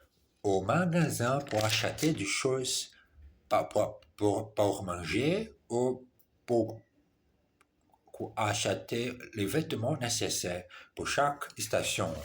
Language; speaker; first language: French; non-native, learner; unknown